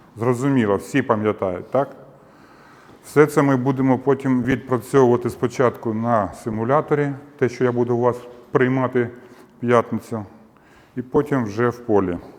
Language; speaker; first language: Ukrainian; non-native, local second language; Russian